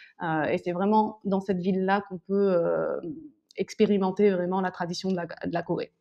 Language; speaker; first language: French; early bilingual, other home language; Korean